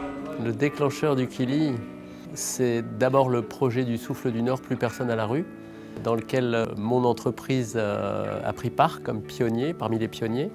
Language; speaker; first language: French; native; French